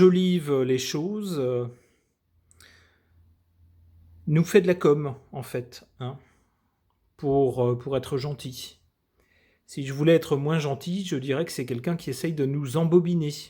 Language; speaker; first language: French; native; French